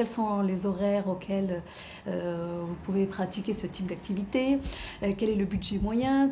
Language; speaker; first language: French; native; French